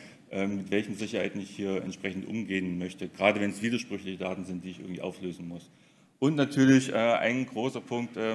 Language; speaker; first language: German; native; German